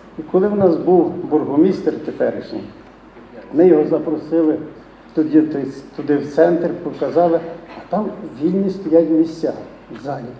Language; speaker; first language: Ukrainian; native; Ukrainian